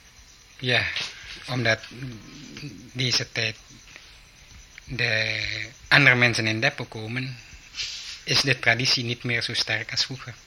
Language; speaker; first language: Dutch; early bilingual, heritage; Dutch